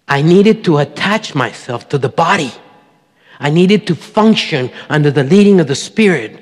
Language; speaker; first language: English; early bilingual, other home language; Spanish